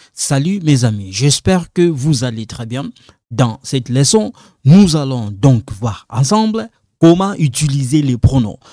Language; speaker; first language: French; non-native, local second language; Lingala